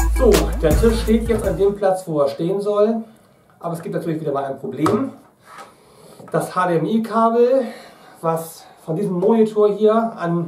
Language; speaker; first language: German; native; German